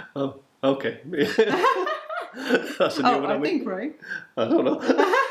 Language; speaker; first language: English; native; English